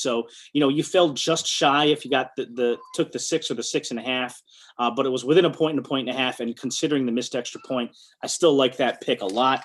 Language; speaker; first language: English; native; English